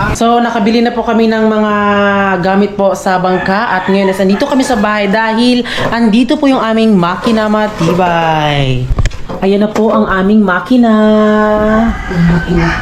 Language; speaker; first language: Filipino; non-native, local second language; Cebuano